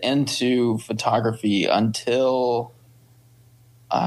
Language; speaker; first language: English; native; English